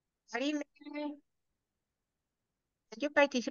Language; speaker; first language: English; non-native, fluent; Spanish